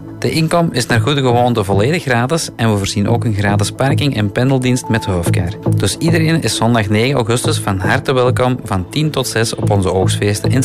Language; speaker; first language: Dutch; native; Dutch